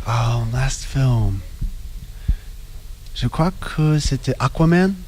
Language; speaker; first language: French; non-native, learner; English